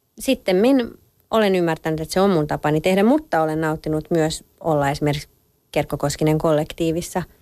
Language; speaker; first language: Finnish; early bilingual, other home language; French